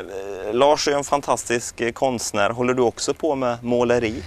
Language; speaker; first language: Swedish; native; Swedish